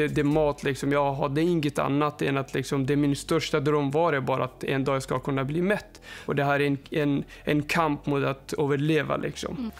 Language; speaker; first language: Swedish; non-native, fluent; Persian